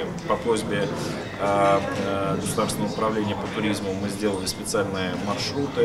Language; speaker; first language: Russian; native; Russian